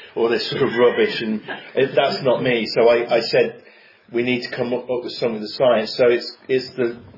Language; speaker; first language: English; native; English